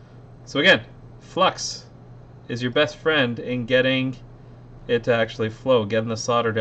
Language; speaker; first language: English; native; English